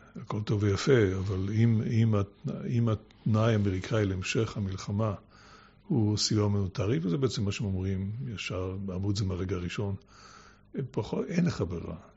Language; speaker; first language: Hebrew; native; Hebrew